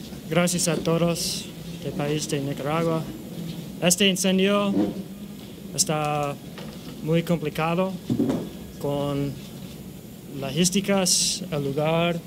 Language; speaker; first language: Spanish; non-native, learner; English